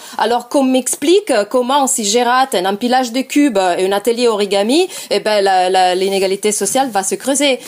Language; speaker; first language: French; non-native, fluent; Italian